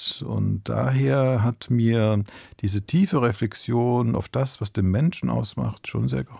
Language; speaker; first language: German; early bilingual, other home language; Italian